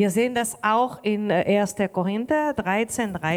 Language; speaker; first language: German; non-native, learner; Portuguese